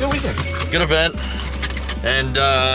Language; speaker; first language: English; native; English